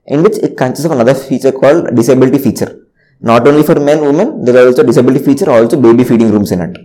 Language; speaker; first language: English; non-native, local second language; Telugu